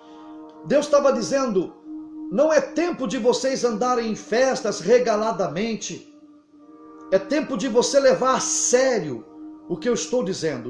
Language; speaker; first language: Portuguese; native; Portuguese